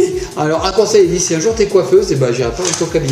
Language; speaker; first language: French; native; French